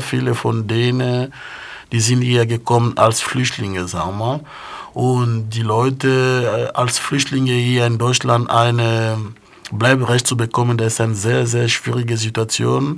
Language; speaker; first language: German; non-native, fluent; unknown